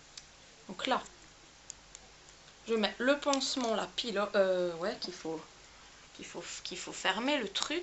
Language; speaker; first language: French; native; French